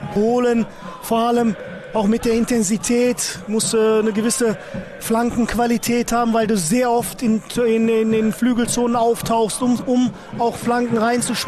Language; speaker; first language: German; native; German